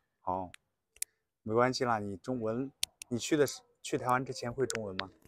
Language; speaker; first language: Chinese; native; Chinese